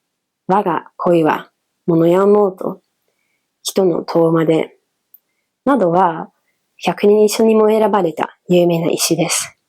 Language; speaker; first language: Japanese; non-native, fluent; Dutch